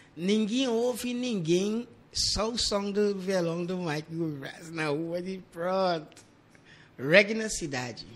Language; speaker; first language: Portuguese; non-native, learner; English